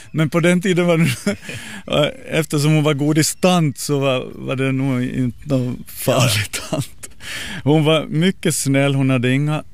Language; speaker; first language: Swedish; native; Swedish